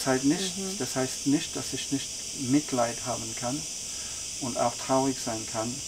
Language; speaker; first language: German; non-native, fluent; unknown